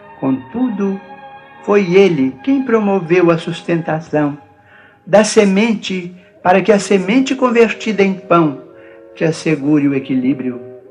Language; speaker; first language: Portuguese; native; Portuguese